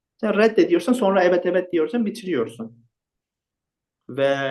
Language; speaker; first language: Turkish; non-native, fluent; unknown